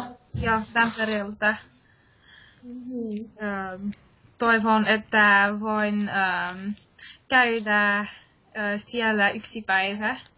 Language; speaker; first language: Finnish; non-native, learner; English